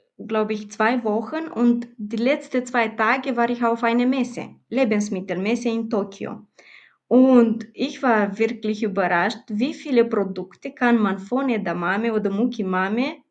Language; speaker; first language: German; non-native, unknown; Romanian